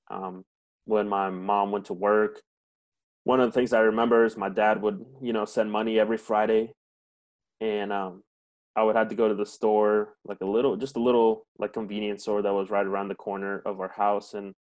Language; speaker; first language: English; early bilingual, other home language; Spanish